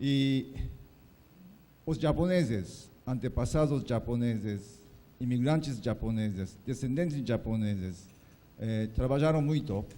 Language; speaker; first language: Portuguese; non-native, fluent; Japanese